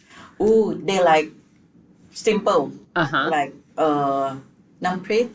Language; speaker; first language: English; non-native, learner; Thai